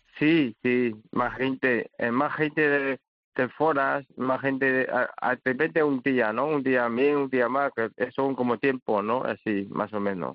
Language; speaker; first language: Spanish; non-native, learner; Chinese